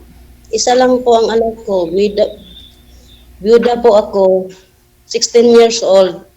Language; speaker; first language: Filipino; non-native, local second language; Cebuano